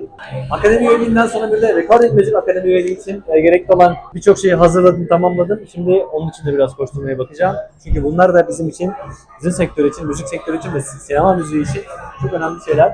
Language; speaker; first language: Turkish; native; Turkish